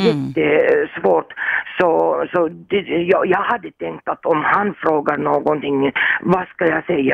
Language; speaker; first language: Swedish; non-native, fluent; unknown